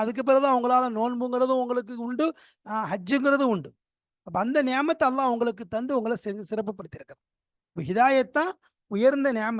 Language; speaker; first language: Tamil; native; Tamil